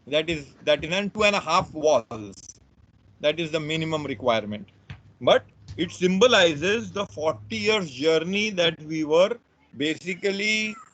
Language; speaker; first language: English; non-native, local second language; Marathi